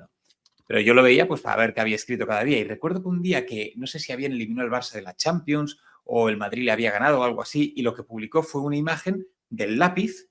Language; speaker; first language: Spanish; native; Spanish